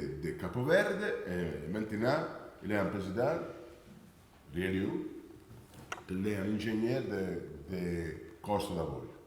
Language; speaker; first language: French; non-native, fluent; Italian